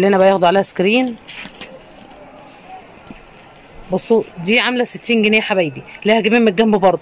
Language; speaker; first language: Arabic; native; Arabic